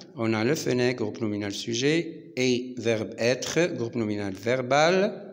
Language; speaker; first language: French; non-native, local second language; Arabic